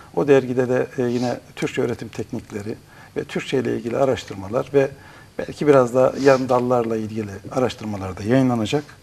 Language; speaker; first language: Turkish; native; Turkish